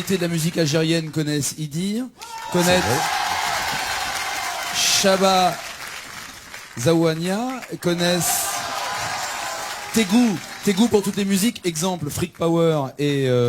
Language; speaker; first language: French; native; French